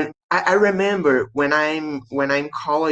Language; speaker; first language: English; non-native, learner; Portuguese